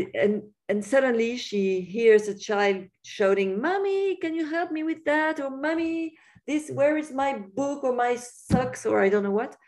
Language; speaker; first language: English; non-native, fluent; French